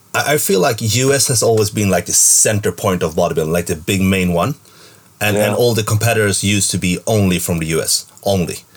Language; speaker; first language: English; non-native, fluent; Swedish